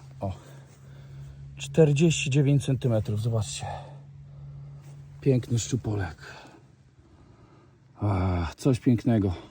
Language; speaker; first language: Polish; native; Polish